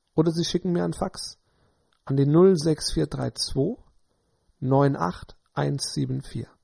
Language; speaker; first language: German; native; German